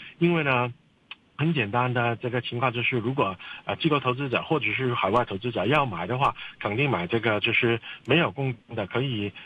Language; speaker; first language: Chinese; non-native, local second language; Cantonese